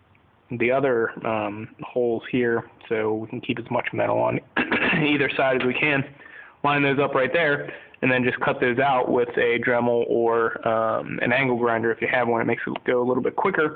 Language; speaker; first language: English; native; English